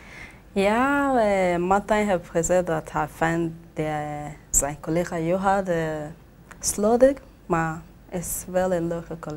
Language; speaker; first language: Dutch; non-native, learner; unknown